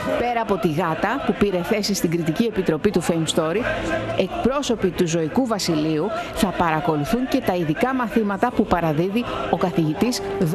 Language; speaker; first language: Greek; native; Greek